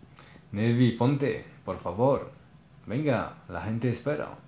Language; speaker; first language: Spanish; non-native, learner; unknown